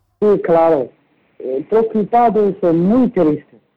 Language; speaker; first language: Spanish; non-native, learner; Arabic